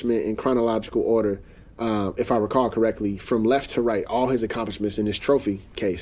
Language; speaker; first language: English; native; English